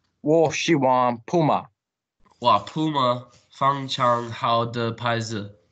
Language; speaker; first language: Chinese; non-native, learner; English